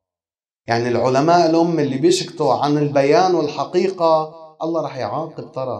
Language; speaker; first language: Arabic; native; Arabic